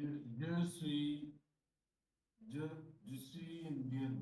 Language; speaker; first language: French; non-native, learner; Hindi